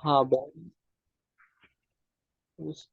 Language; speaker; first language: German; non-native, learner; Bangla